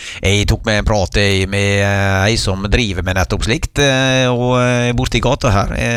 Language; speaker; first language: Norwegian; native; Norwegian